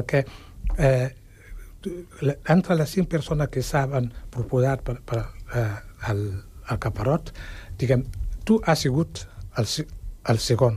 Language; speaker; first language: Catalan; non-native, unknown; Wolof